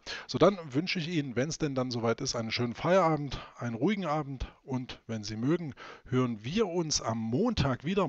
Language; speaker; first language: German; native; German